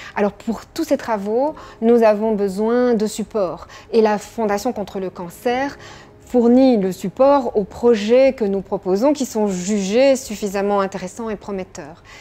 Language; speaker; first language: French; native; French